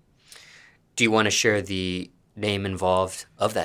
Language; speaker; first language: English; native; English